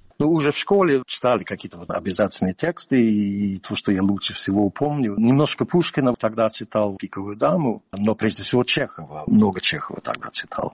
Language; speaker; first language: Russian; non-native, fluent; English